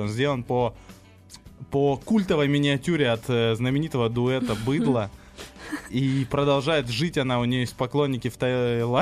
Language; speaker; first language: Russian; native; Russian